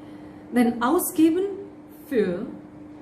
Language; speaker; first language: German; non-native, fluent; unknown